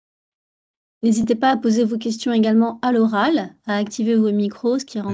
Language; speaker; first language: French; native; French